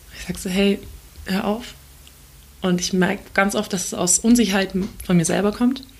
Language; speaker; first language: German; early bilingual, other home language; Turkish